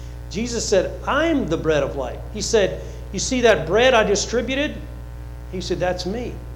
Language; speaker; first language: English; native; English